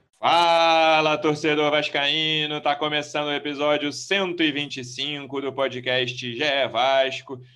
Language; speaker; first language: Portuguese; native; Portuguese